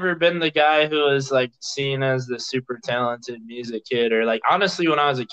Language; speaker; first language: English; native; English